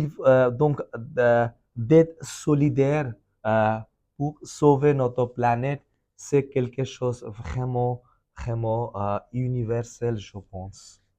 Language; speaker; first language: French; non-native, fluent; Bangla